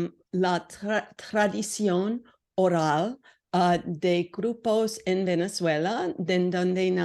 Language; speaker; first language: Spanish; non-native, learner; English